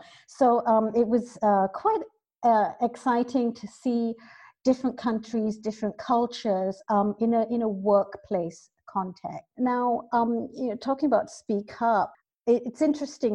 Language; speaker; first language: English; native; English